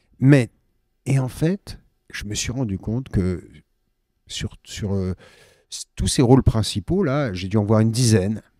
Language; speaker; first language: French; native; French